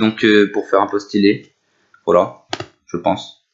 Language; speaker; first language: French; native; French